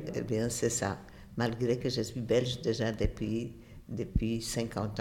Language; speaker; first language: French; non-native, fluent; Polish